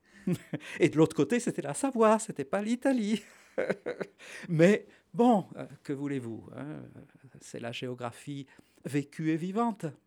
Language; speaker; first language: French; native; French